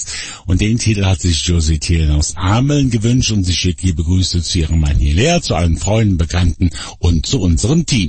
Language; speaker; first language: German; native; German